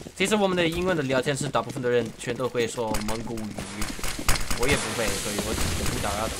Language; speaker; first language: Chinese; non-native, fluent; English